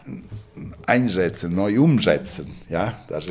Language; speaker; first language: German; non-native, fluent; Italian